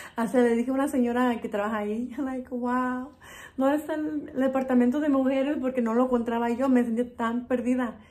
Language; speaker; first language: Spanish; early bilingual, heritage; Spanish